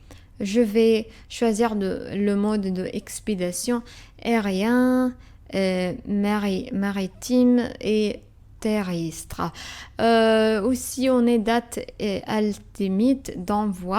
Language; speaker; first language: French; non-native, fluent; Arabic